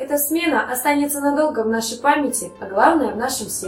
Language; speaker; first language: Russian; native; Russian